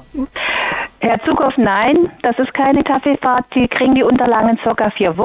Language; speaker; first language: German; native; German